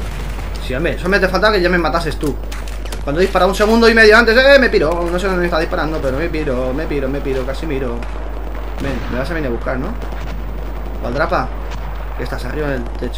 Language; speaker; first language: Spanish; native; Spanish